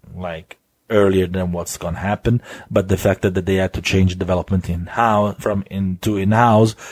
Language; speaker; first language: English; non-native, fluent; Italian